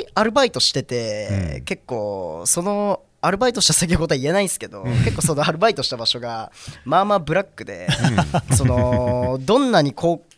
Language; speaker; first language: Japanese; native; Japanese